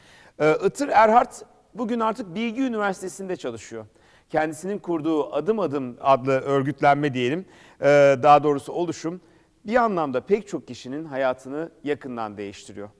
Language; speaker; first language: Turkish; native; Turkish